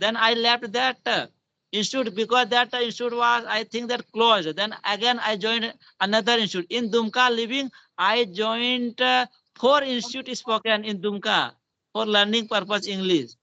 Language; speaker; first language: English; non-native, learner; Hindi